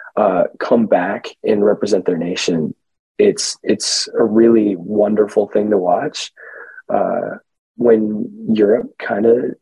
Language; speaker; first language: English; native; English